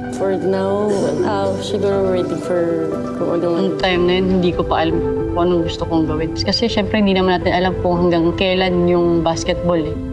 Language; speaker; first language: Filipino; native; Filipino